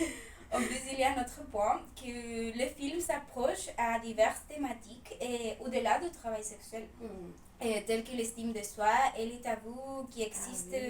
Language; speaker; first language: French; non-native, fluent; Spanish